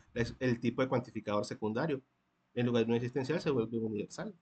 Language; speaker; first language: Spanish; native; Spanish